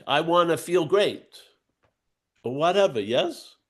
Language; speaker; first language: English; native; English